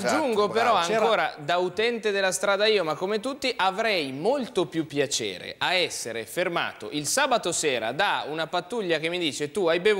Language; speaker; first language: Italian; native; Italian